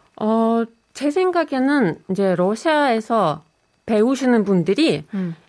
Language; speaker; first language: Korean; non-native, fluent; Russian